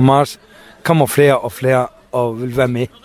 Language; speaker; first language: Danish; non-native, learner; Kurdish